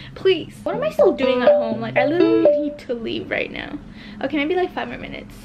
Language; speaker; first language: English; native; English